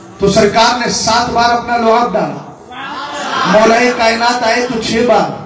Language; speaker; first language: Urdu; native; Urdu